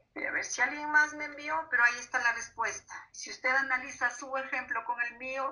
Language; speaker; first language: Spanish; native; Spanish